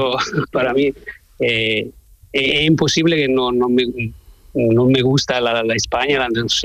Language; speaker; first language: Spanish; non-native, learner; Italian